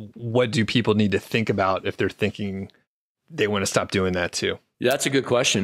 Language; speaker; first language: English; native; English